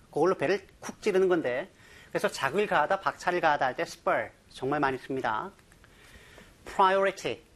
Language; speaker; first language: Korean; native; Korean